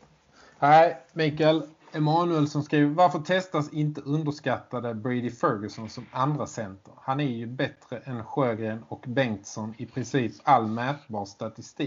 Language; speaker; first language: Swedish; native; Swedish